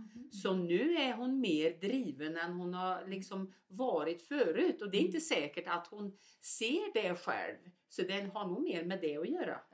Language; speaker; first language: Swedish; native; Swedish